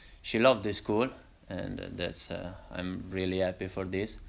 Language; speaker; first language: English; non-native, learner; Italian